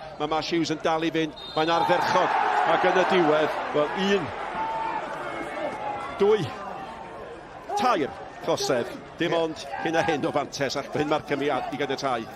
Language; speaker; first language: Welsh; native; Welsh